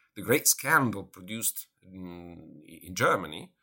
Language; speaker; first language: English; non-native, fluent; Italian